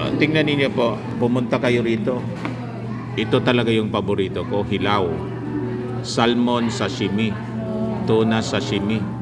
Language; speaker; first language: Filipino; non-native, local second language; Bikol